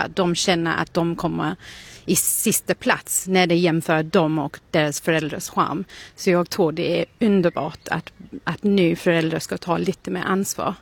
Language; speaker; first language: Swedish; non-native, fluent; English